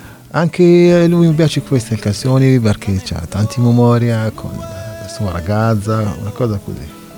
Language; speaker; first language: Italian; non-native, learner; Arabic